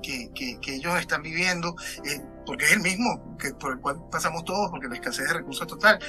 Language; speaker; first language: Spanish; native; Spanish